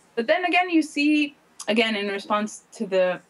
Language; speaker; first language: English; native; English